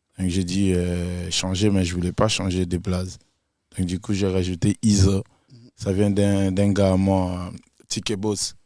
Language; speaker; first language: French; non-native, local second language; Lingala